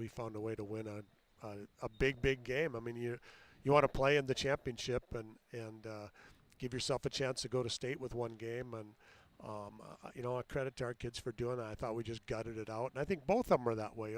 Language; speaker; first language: English; native; English